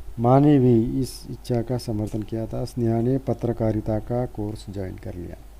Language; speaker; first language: Hindi; non-native, local second language; Marathi